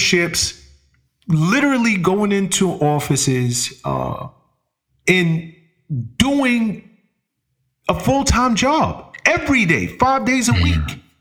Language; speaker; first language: English; native; English